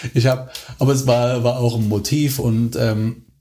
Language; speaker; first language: German; native; German